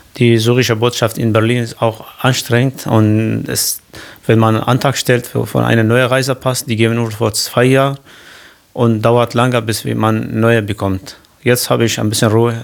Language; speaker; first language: German; non-native, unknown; Kurdish